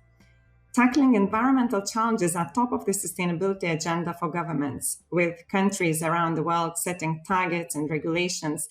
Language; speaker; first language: English; non-native, fluent; Lithuanian